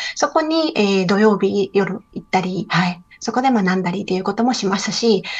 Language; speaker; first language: Japanese; non-native, fluent; Spanish